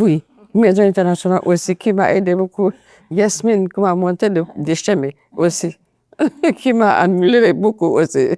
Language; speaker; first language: French; non-native, fluent; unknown